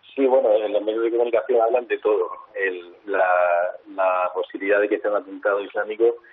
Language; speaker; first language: Spanish; native; Spanish